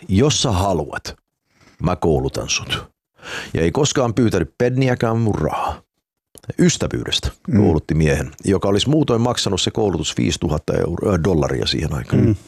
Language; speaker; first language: Finnish; early bilingual, heritage; Finnish